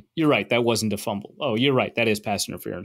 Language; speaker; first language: English; native; English